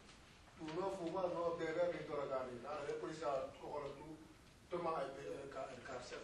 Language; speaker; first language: Spanish; non-native, learner; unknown